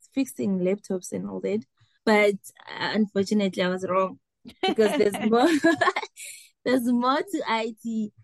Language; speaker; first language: English; non-native, local second language; South Ndebele